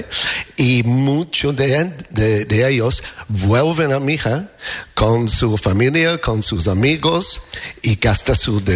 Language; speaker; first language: Spanish; non-native, learner; English